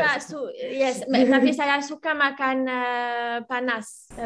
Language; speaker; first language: Indonesian; non-native, learner; French